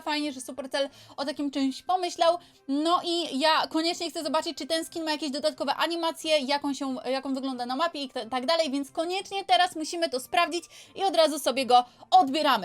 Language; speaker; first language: Polish; native; Polish